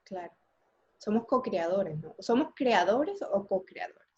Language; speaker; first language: Spanish; native; Spanish